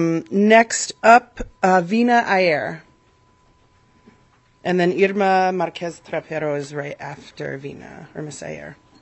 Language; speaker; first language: English; native; English